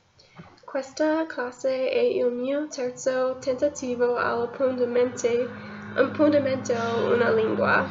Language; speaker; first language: Italian; non-native, learner; English